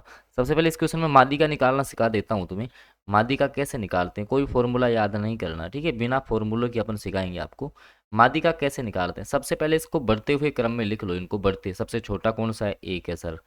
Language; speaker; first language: Hindi; native; Hindi